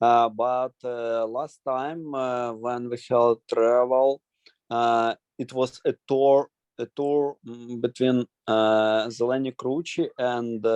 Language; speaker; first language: English; non-native, learner; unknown